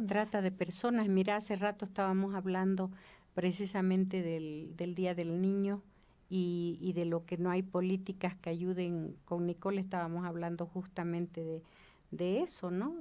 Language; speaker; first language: Spanish; native; Spanish